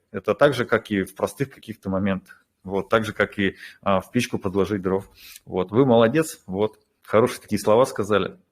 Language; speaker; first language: Russian; native; Russian